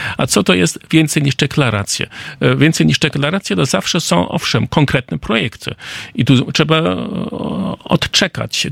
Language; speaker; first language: Polish; non-native, fluent; German